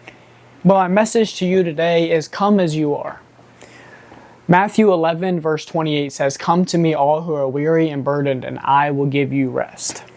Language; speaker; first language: English; native; English